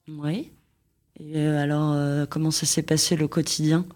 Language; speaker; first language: French; native; French